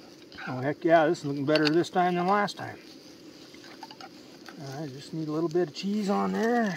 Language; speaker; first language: English; native; English